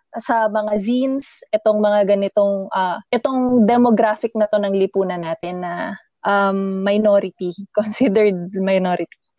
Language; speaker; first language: Filipino; native; Filipino